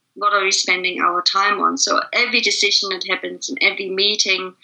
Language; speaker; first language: English; non-native, fluent; German